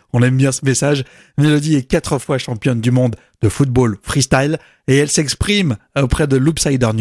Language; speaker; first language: French; native; French